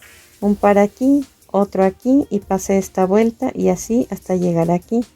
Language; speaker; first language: Spanish; native; Spanish